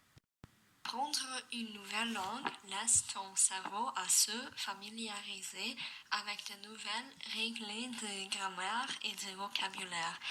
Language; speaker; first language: French; non-native, learner; English